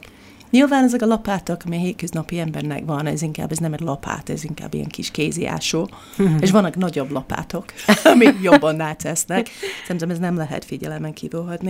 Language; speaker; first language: Hungarian; non-native, fluent; English